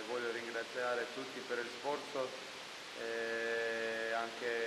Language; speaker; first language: Italian; non-native, fluent; Croatian